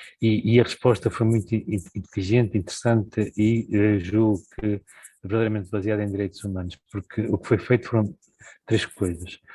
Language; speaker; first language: Portuguese; native; Portuguese